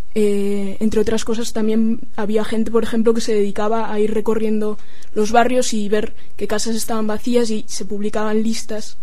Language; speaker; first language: Spanish; native; Spanish